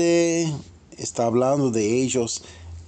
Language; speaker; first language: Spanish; non-native, fluent; English